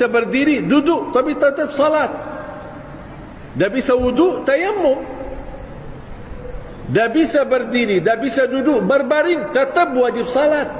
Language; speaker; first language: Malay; non-native, fluent; Arabic